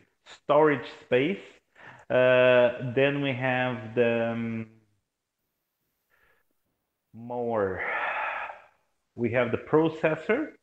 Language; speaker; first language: English; non-native, fluent; Portuguese